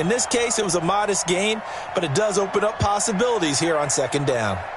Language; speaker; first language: English; native; English